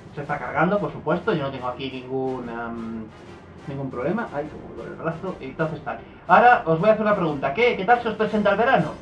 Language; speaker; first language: Spanish; native; Spanish